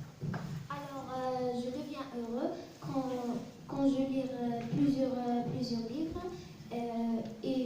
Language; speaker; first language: French; non-native, learner; Arabic